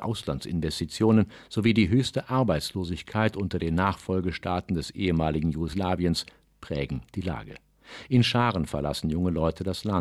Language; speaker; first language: German; native; German